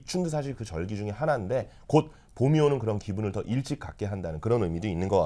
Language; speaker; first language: Korean; native; Korean